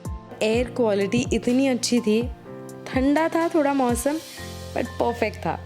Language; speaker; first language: Hindi; native; Hindi